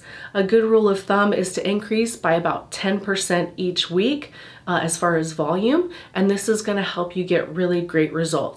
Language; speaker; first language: English; native; English